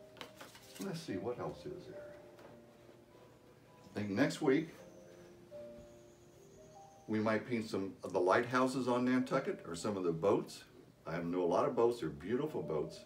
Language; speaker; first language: English; native; English